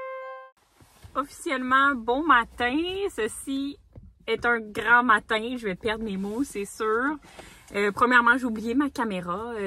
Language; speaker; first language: French; native; French